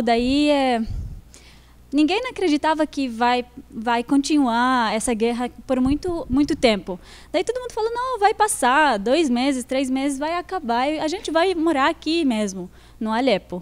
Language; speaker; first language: Portuguese; non-native, fluent; Arabic